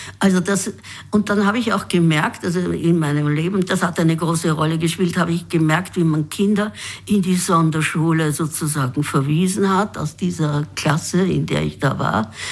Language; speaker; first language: German; native; German